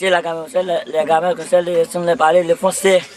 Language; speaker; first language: French; non-native, learner; Haitian Creole